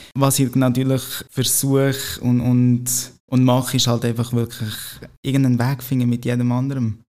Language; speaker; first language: German; non-native, fluent; Portuguese